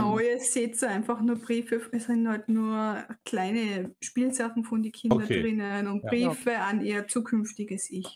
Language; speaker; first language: German; native; German